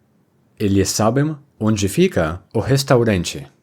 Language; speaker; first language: Portuguese; non-native, learner; English